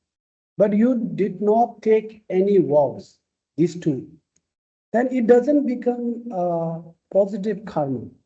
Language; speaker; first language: English; non-native, local second language; Tibetan